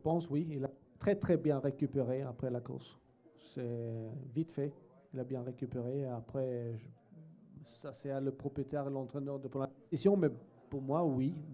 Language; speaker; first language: French; non-native, fluent; Swedish